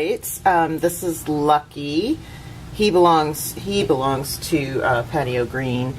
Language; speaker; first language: English; native; English